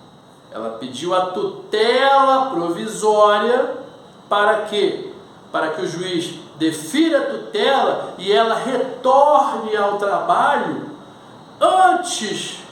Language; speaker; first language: Portuguese; native; Portuguese